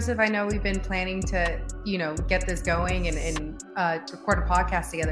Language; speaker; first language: English; native; English